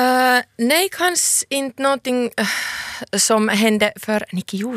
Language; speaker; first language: Swedish; non-native, local second language; Finnish